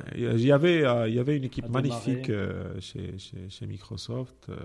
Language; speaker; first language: French; non-native, local second language; Arabic